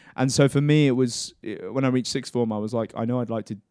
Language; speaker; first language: English; native; English